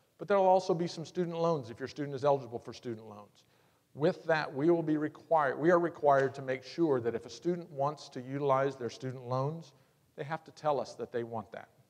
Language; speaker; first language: English; native; English